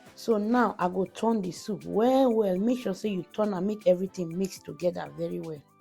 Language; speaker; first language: Nigerian Pidgin; non-native, local second language; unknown